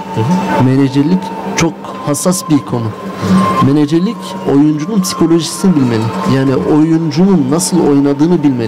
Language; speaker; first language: Turkish; early bilingual, heritage; Turkish